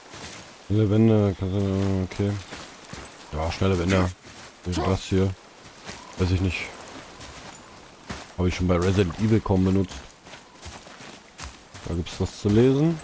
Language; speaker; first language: German; native; German